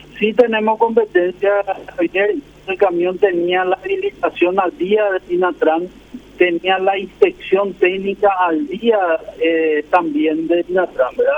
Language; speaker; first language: Spanish; native; Spanish